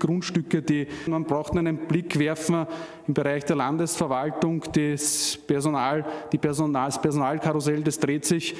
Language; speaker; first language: German; native; German